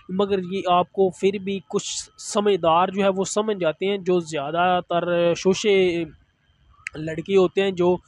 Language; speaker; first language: Urdu; non-native, local second language; Punjabi